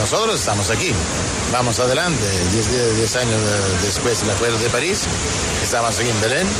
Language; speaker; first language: Spanish; non-native, fluent; Italian